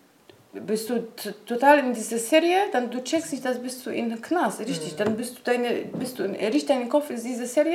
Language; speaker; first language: German; non-native, learner; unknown